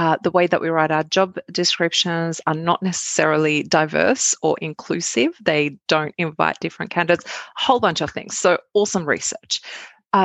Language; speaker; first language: English; non-native, fluent; Arabic